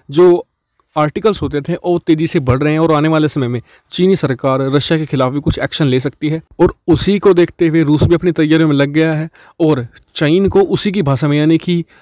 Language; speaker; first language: Hindi; native; Hindi